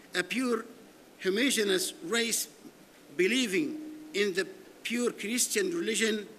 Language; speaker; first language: English; non-native, fluent; Arabic